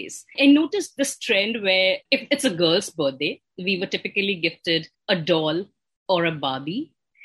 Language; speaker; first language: English; non-native, local second language; Hindi